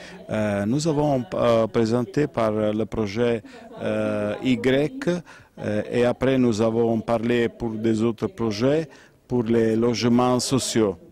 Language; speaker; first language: French; non-native, learner; Italian